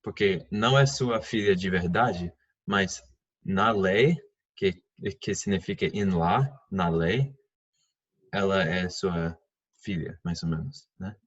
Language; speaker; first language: Portuguese; non-native, fluent; English